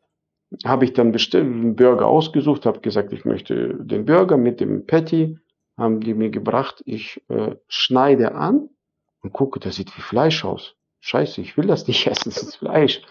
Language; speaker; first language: German; non-native, fluent; Arabic